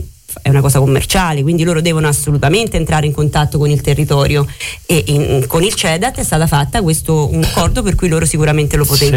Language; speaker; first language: Italian; native; Italian